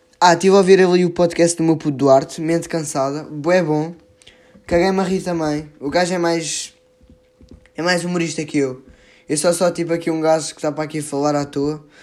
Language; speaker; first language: Portuguese; native; Portuguese